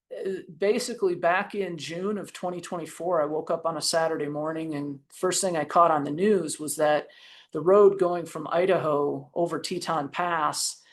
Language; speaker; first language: English; native; English